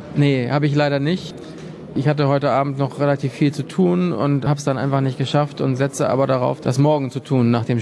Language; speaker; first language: German; native; German